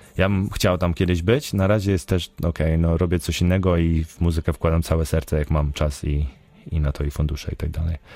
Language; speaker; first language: Polish; early bilingual, heritage; Polish